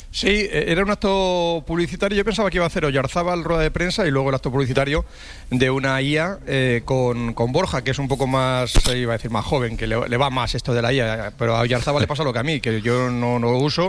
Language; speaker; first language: Spanish; native; Spanish